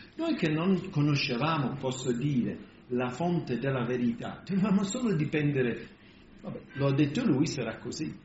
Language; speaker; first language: Italian; non-native, fluent; English